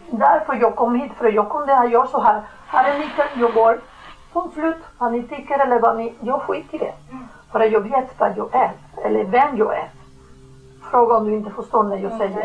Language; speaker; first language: Swedish; non-native, fluent; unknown